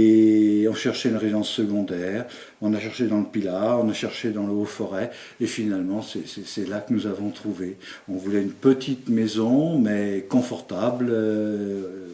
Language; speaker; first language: French; native; French